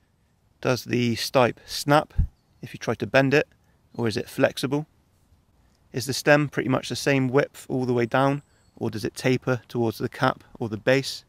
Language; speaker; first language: English; native; English